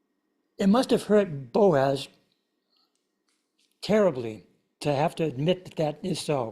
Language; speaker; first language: English; native; English